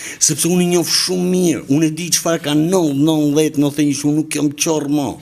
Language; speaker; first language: Albanian; native; Albanian